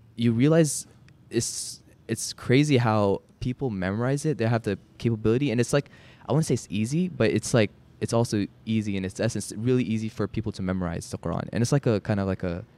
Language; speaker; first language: English; native; English